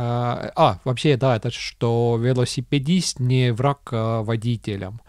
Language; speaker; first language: Russian; non-native, local second language; Estonian